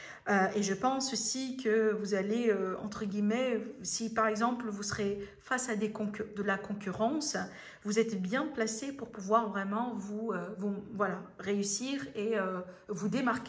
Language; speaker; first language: French; native; French